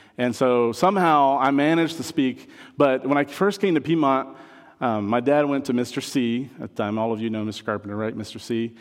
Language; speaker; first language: English; non-native, fluent; French